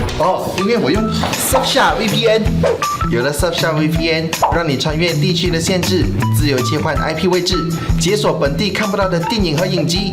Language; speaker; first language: Chinese; native; Chinese